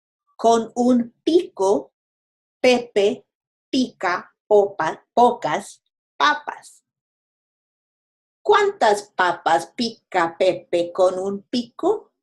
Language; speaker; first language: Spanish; non-native, fluent; English